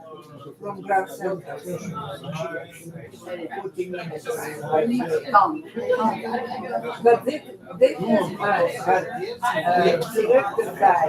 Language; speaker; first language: English; non-native, learner; Russian